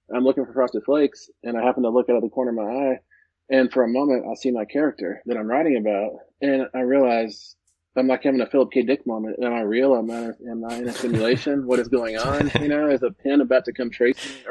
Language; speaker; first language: English; native; English